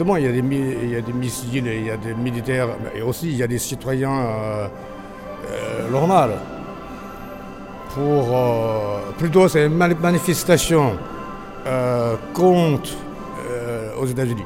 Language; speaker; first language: French; non-native, learner; Chinese